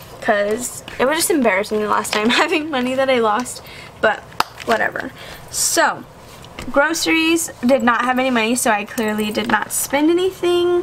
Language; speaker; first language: English; native; English